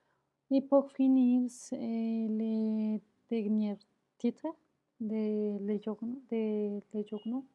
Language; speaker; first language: French; non-native, learner; Spanish